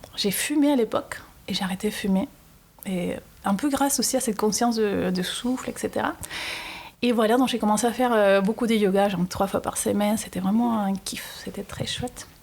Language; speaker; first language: French; non-native, fluent; Spanish